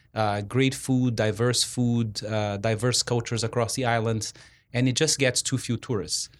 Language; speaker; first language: English; non-native, fluent; Portuguese